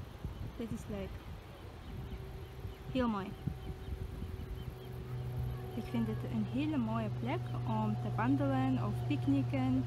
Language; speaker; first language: Dutch; non-native, learner; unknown